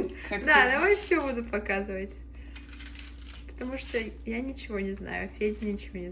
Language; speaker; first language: Russian; early bilingual, heritage; Russian